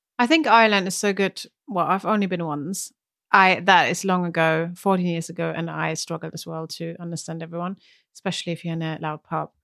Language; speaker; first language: English; non-native, fluent; German